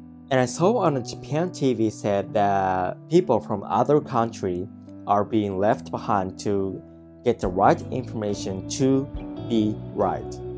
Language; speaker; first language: English; non-native, fluent; Japanese